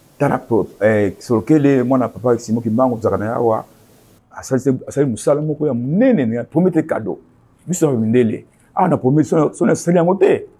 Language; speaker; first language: Lingala; non-native, local second language; Kongo